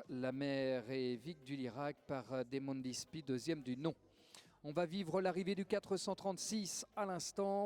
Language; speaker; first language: French; native; French